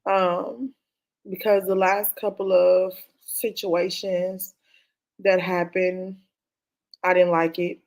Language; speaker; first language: English; native; English